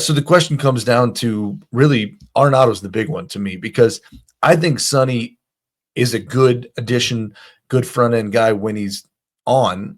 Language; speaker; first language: English; native; English